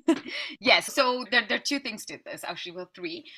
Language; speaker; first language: English; early bilingual, other home language; Dutch